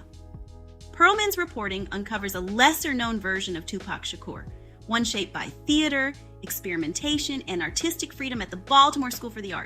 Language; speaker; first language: English; native; English